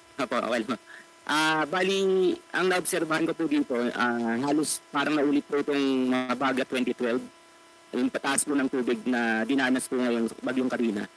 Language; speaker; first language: Filipino; native; Filipino